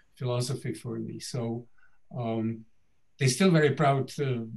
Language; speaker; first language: English; non-native, fluent; Czech